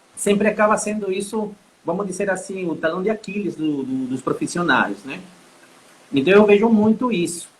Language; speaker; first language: Portuguese; non-native, fluent; Spanish